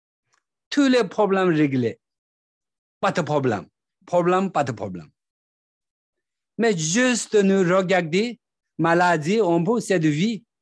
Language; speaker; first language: French; non-native, learner; Tibetan